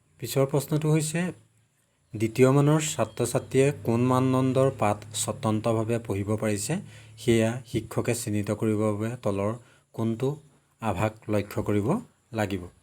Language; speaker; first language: Assamese; native; Assamese